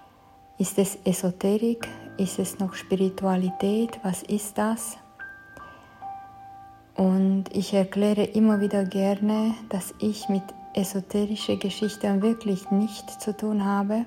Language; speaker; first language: German; non-native, fluent; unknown